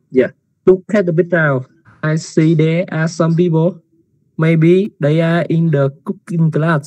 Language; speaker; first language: English; non-native, learner; Vietnamese